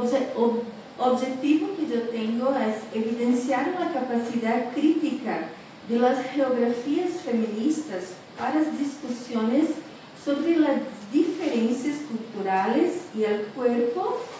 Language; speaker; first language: Spanish; non-native, fluent; Portuguese